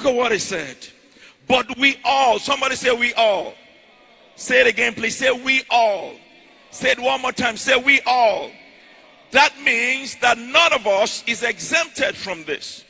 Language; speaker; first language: English; non-native, local second language; Yoruba